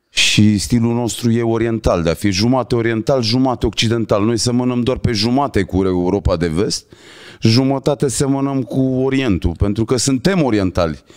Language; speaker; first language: Romanian; native; Romanian